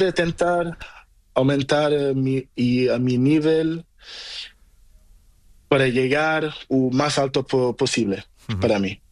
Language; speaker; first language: Spanish; non-native, learner; Portuguese